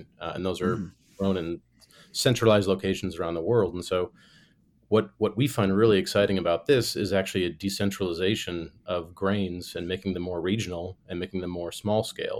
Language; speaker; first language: English; native; English